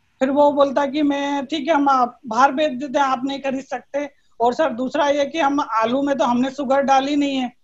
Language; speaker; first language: Hindi; native; Hindi